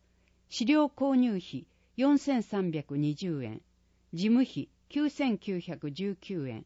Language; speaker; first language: Japanese; native; Japanese